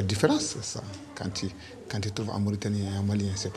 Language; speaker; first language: French; non-native, local second language; Fula